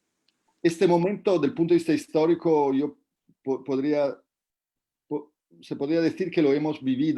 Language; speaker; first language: Spanish; non-native, fluent; Italian